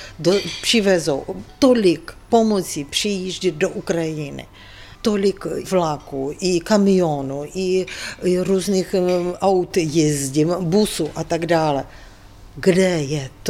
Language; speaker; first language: Czech; non-native, fluent; Ukrainian